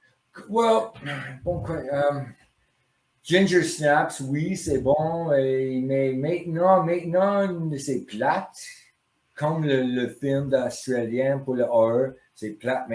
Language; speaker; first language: French; non-native, learner; English